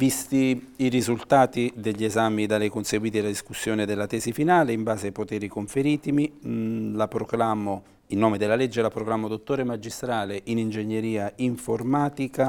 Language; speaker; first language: Italian; native; Italian